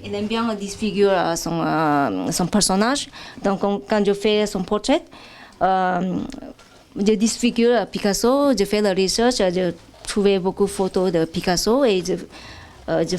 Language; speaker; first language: French; non-native, fluent; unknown